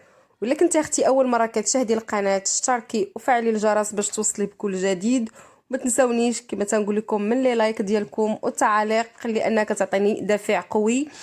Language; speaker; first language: Arabic; native; Arabic